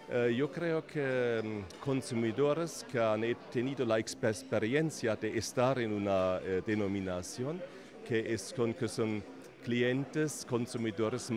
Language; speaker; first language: Spanish; non-native, fluent; German